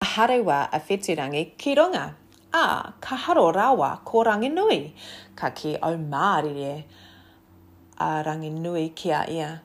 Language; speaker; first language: Māori; non-native, local second language; English